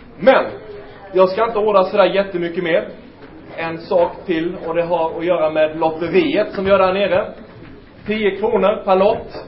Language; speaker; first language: Swedish; native; Swedish